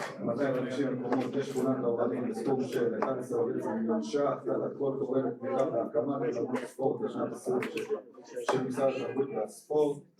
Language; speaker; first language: Hebrew; native; Hebrew